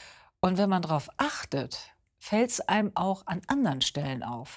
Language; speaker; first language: German; native; German